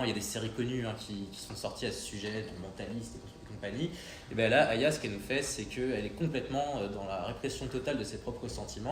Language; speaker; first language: French; native; French